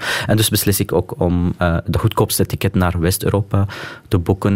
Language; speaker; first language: Dutch; non-native, local second language; Arabic